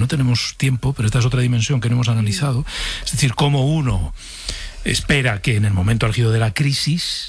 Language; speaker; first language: Spanish; native; Spanish